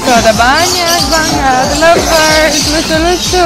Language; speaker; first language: Indonesian; non-native, fluent; Romanian